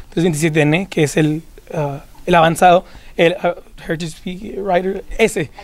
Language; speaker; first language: Spanish; early bilingual, heritage; Spanish